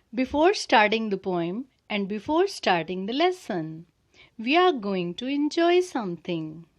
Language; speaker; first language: English; non-native, local second language; Punjabi